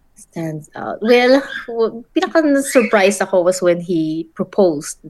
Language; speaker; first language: English; non-native, local second language; Filipino